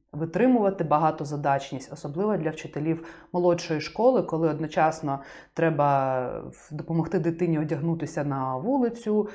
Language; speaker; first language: Ukrainian; native; Ukrainian